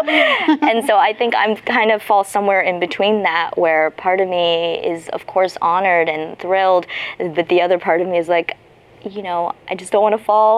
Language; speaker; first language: English; native; English